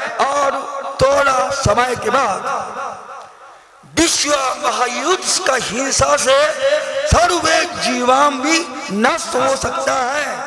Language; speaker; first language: Hindi; non-native, learner; Japanese